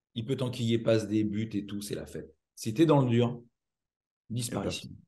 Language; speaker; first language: French; native; French